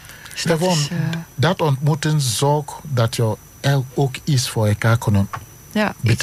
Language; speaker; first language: Dutch; non-native, fluent; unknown